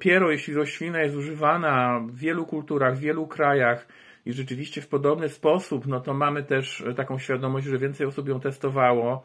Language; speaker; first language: Polish; native; Polish